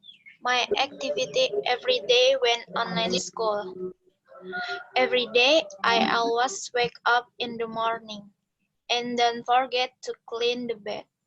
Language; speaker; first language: English; non-native, learner; Indonesian